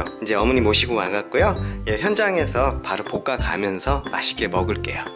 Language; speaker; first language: Korean; native; Korean